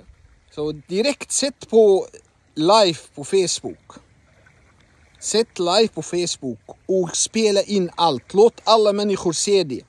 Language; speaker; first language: Swedish; non-native, fluent; Arabic